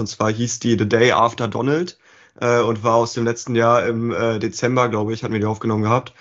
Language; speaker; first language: German; native; German